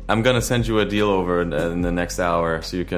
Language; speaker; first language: English; non-native, fluent; Spanish